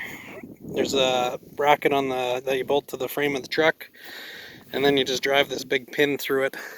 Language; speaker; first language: English; native; English